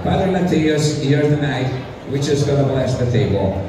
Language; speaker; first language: English; non-native, fluent; Italian